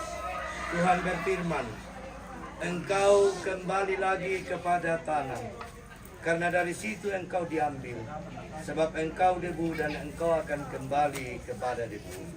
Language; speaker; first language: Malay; non-native, local second language; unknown